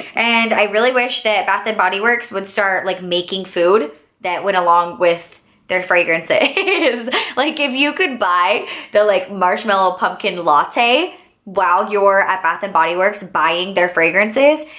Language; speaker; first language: English; native; English